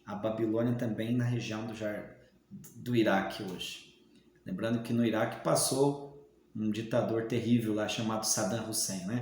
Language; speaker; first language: Portuguese; native; Portuguese